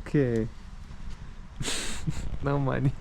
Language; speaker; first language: English; non-native, learner; Russian